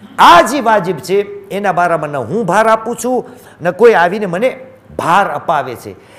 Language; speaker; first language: Gujarati; early bilingual, heritage; Gujarati